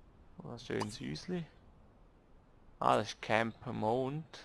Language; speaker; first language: German; native; German